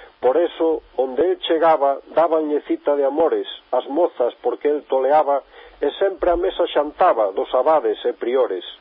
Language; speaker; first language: Galician; native; Galician